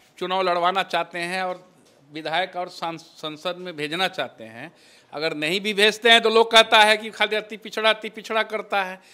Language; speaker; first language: Hindi; native; Hindi